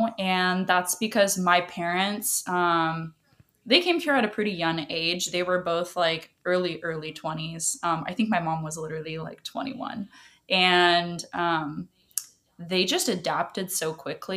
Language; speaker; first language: English; early bilingual, other home language; Russian